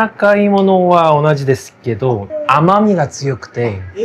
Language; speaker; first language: Japanese; non-native, fluent; Korean